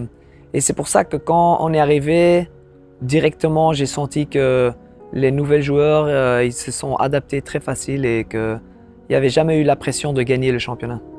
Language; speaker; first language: French; non-native, local second language; Dutch